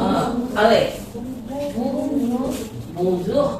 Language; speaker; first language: French; non-native, fluent; Indonesian